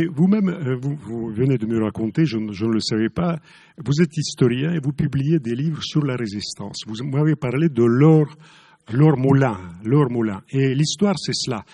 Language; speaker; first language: French; non-native, fluent; Russian